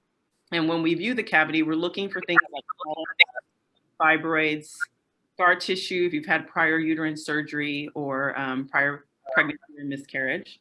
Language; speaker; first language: English; native; English